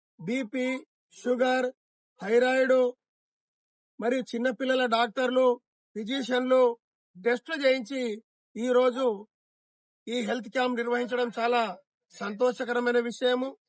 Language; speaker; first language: Telugu; non-native, local second language; Lambadi